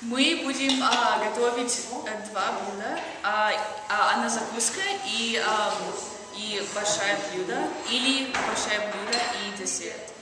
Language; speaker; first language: Russian; non-native, learner; English